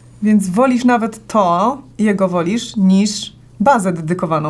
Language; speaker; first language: Polish; native; Polish